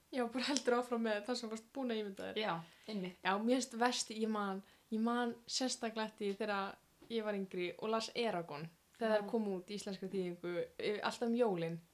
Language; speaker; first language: Icelandic; native; Icelandic